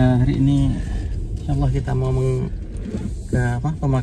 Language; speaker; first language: Indonesian; native; Indonesian